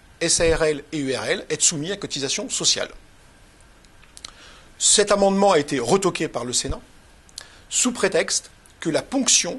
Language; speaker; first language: French; native; French